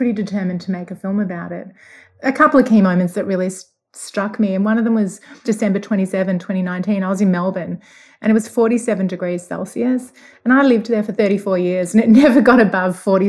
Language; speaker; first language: English; native; English